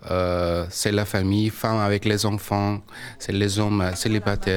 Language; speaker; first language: French; non-native, learner; Persian